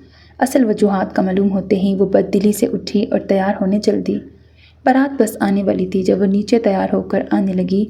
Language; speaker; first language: Urdu; native; Urdu